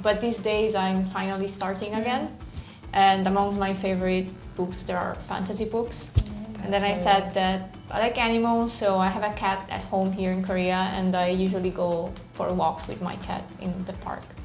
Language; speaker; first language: English; non-native, fluent; Italian